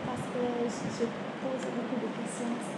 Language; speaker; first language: French; non-native, learner; Khmer